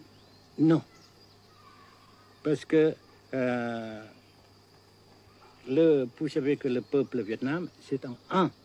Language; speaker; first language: French; non-native, fluent; Vietnamese